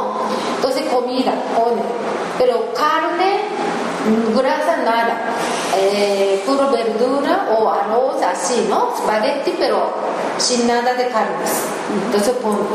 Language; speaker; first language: Spanish; non-native, learner; Japanese